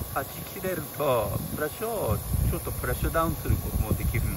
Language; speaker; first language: Japanese; non-native, fluent; English